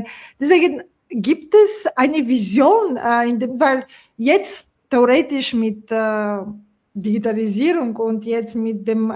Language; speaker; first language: German; non-native, fluent; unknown